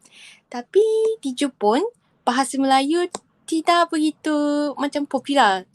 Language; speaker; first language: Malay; non-native, fluent; Japanese